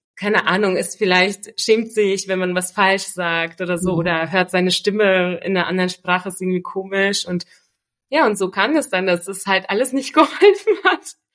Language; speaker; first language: German; early bilingual, other home language; Russian